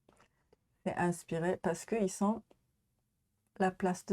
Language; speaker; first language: French; non-native, learner; Japanese